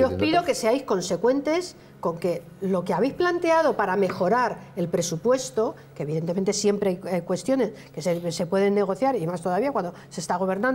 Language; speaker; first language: Spanish; native; Spanish